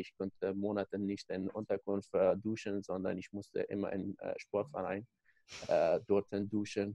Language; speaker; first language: German; non-native, learner; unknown